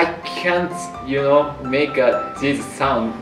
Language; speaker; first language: English; non-native, learner; Japanese